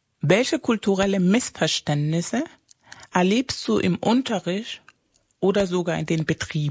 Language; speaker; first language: German; non-native, fluent; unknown